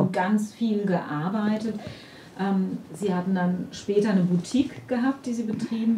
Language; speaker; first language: German; native; German